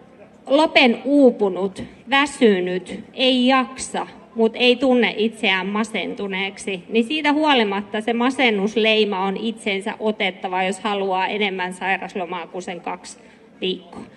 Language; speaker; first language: Finnish; native; Finnish